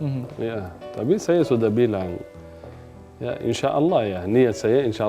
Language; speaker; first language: Indonesian; non-native, fluent; Arabic